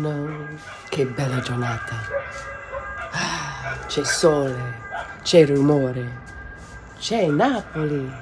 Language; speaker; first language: Italian; non-native, learner; English